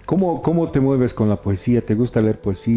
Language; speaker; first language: Spanish; native; Spanish